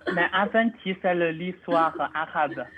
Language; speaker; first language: French; non-native, learner; Chinese